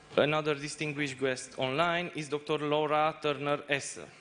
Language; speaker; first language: English; non-native, fluent; Romanian